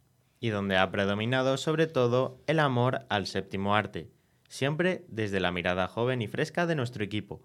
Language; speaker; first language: Spanish; native; Spanish